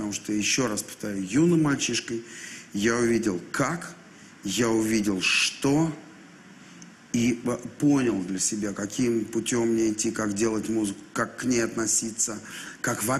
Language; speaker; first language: Russian; native; Russian